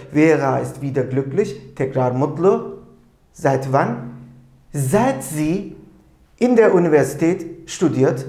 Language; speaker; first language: German; non-native, fluent; Turkish